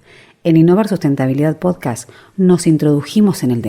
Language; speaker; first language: Spanish; native; Spanish